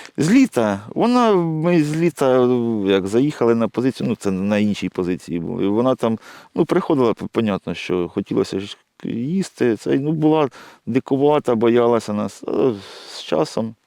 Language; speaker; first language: Ukrainian; native; Ukrainian